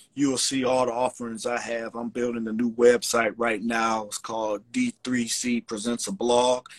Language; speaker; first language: English; native; English